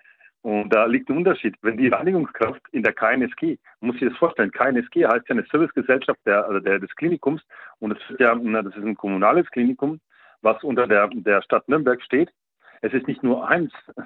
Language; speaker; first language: German; native; German